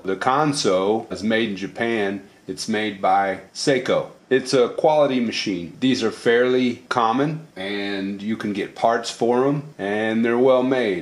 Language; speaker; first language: English; native; English